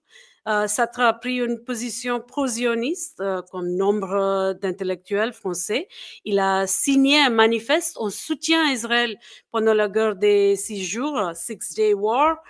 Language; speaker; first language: French; non-native, fluent; English